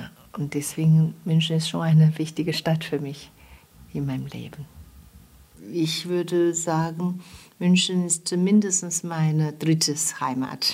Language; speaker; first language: German; non-native, fluent; Chinese